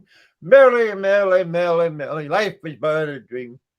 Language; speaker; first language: English; native; English